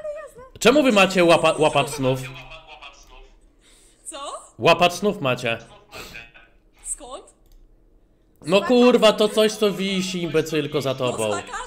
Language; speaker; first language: Polish; native; Polish